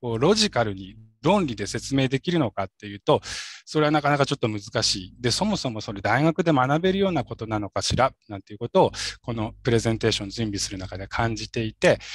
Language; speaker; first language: Japanese; native; Japanese